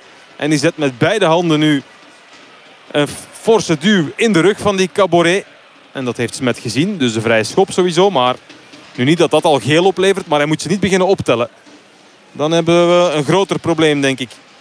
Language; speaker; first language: Dutch; native; Dutch